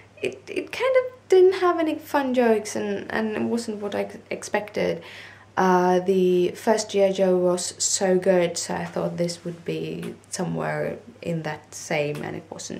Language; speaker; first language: English; non-native, fluent; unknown